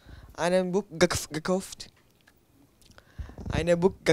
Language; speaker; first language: German; non-native, learner; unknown